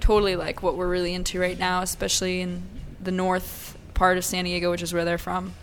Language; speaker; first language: English; early bilingual, other home language; Russian